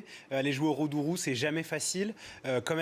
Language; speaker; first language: French; native; French